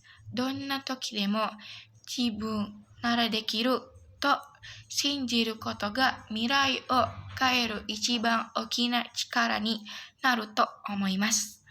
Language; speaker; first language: Japanese; non-native, learner; Indonesian